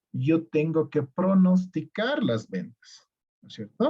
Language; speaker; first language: Spanish; native; Spanish